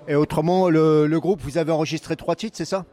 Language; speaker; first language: French; native; French